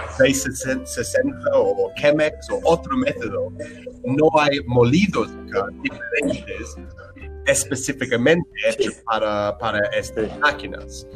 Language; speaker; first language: Spanish; non-native, fluent; English